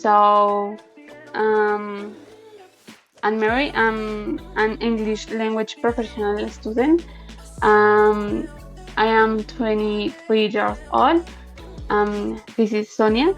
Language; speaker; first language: English; non-native, learner; Spanish